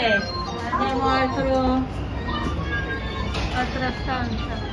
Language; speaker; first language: Italian; non-native, learner; Japanese